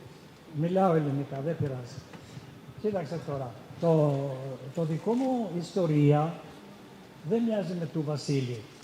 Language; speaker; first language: Greek; non-native, fluent; Albanian